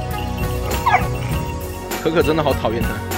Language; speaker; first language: Chinese; native; Chinese